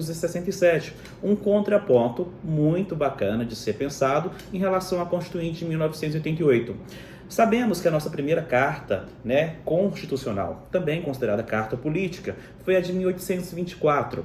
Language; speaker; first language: Portuguese; native; Portuguese